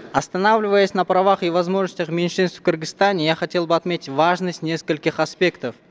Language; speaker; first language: Russian; non-native, local second language; Uzbek